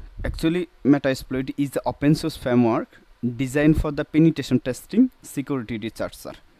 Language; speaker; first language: English; non-native, local second language; Bangla